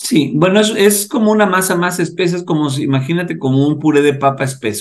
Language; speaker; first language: Spanish; native; Spanish